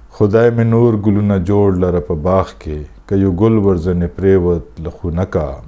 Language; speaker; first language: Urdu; non-native, local second language; Pashto